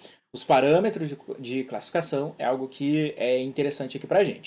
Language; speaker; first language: Portuguese; native; Portuguese